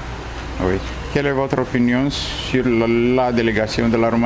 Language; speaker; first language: French; non-native, fluent; Romanian